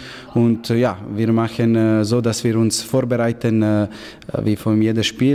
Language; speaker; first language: German; non-native, learner; Slovenian